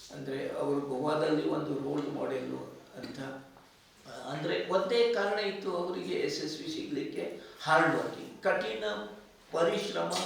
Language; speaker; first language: Kannada; non-native, local second language; Konkani